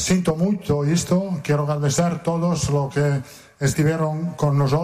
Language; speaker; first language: Portuguese; non-native, fluent; Italian